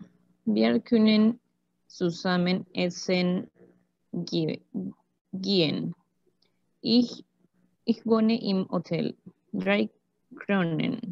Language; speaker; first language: German; non-native, learner; Spanish